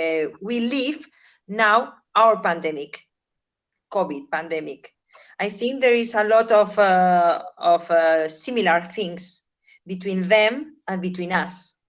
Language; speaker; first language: English; non-native, fluent; Spanish